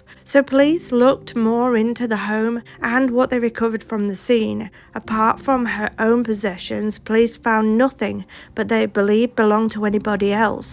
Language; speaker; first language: English; native; English